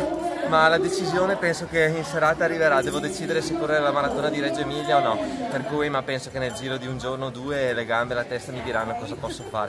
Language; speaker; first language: Italian; native; Italian